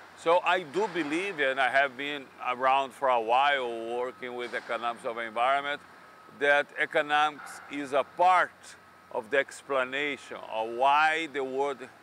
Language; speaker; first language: English; non-native, fluent; Portuguese